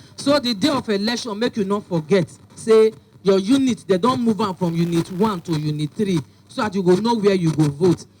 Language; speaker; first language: Nigerian Pidgin; non-native, local second language; Bini